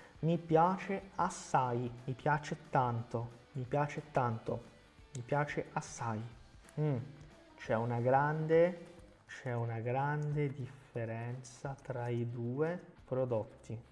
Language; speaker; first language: Italian; non-native, fluent; Portuguese